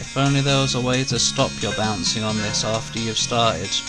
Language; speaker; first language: English; native; English